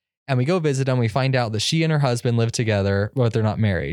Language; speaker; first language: English; native; English